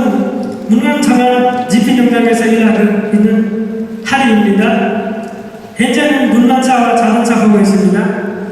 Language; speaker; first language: Korean; non-native, learner; Nepali